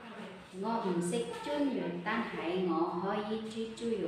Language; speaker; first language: Cantonese; non-native, learner; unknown